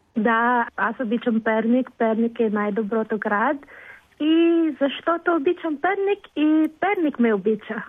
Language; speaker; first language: Bulgarian; non-native, learner; Filipino